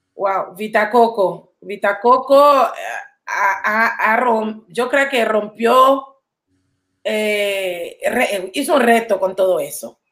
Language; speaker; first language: Spanish; native; Spanish